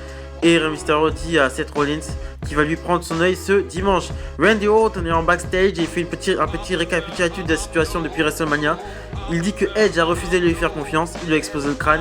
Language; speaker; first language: French; native; French